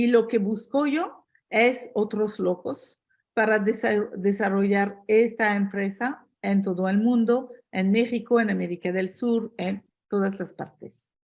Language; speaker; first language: Spanish; non-native, fluent; French